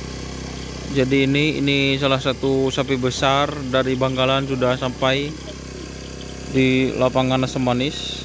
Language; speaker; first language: Indonesian; non-native, local second language; Madurese